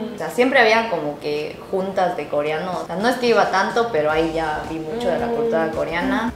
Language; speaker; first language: Spanish; early bilingual, other home language; Korean